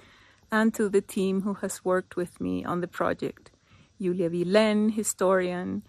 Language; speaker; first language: English; non-native, fluent; Spanish